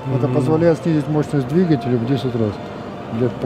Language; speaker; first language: Russian; native; Russian